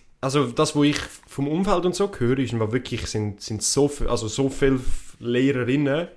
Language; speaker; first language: German; early bilingual, other home language; Italian